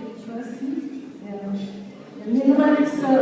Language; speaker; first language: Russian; non-native, fluent; French